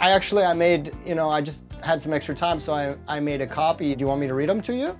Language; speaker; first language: English; native; English